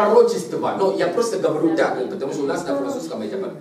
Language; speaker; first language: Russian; non-native, fluent; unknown